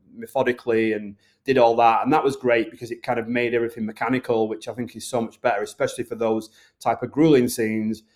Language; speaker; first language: English; native; English